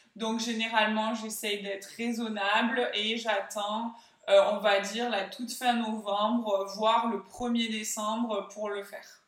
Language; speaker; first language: French; native; French